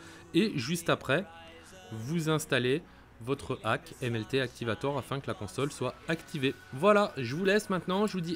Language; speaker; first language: French; native; French